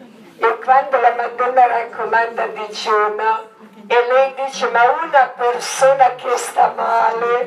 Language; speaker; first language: Italian; non-native, learner; Croatian